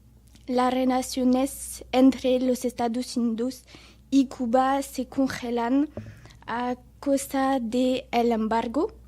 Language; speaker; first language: Spanish; non-native, learner; French